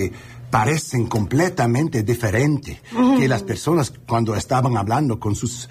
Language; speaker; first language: Spanish; non-native, learner; English